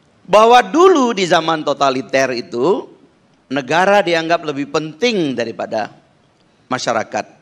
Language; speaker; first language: Indonesian; native; Indonesian